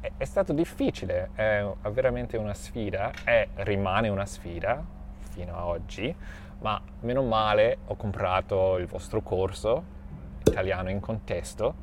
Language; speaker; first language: Italian; non-native, fluent; English